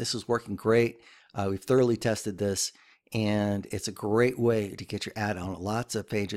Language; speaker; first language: English; native; English